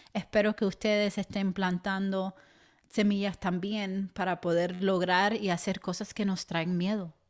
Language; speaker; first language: Spanish; early bilingual, heritage; Spanish